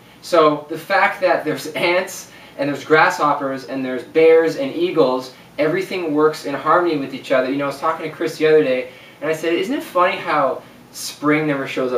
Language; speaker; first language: English; native; English